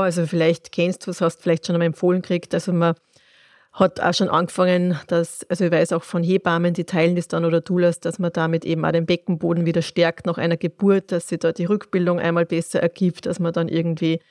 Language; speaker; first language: German; native; German